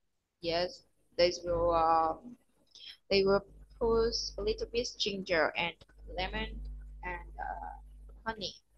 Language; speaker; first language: English; non-native, learner; Vietnamese